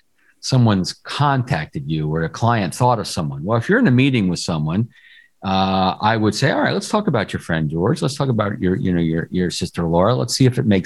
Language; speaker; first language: English; native; English